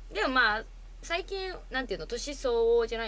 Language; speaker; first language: Japanese; native; Japanese